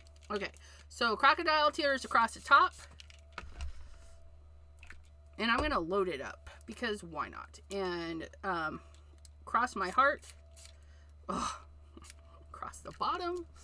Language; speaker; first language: English; native; English